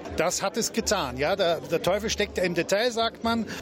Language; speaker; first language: German; native; German